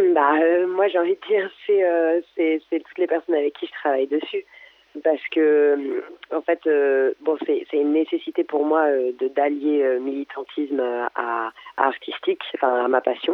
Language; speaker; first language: French; native; French